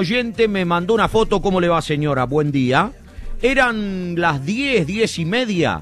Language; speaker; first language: Spanish; native; Spanish